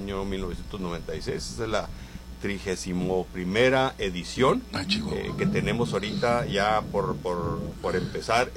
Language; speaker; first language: Spanish; native; Spanish